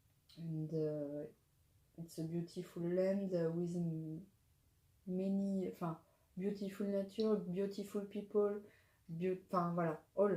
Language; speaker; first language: English; non-native, learner; French